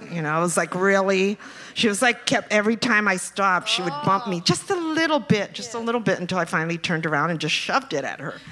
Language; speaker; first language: English; early bilingual, other home language; Spanish